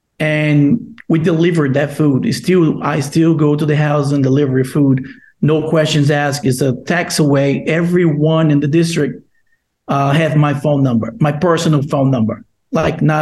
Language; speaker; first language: English; non-native, fluent; Portuguese